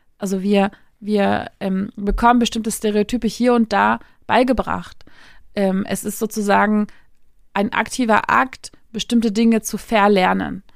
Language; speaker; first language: German; early bilingual, other home language; Turkish